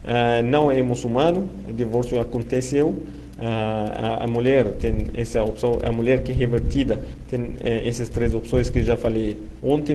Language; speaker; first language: Portuguese; non-native, fluent; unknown